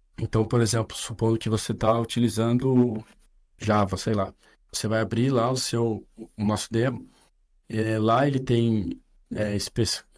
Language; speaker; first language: Portuguese; native; Portuguese